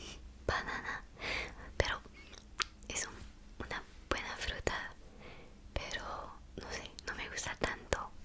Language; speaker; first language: Spanish; non-native, fluent; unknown